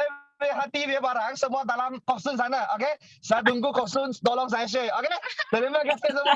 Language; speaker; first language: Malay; non-native, local second language; Chinese